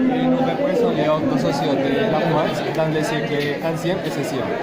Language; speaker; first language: French; non-native, learner; Spanish